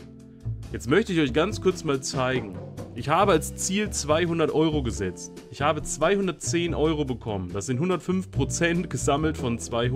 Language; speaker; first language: German; native; German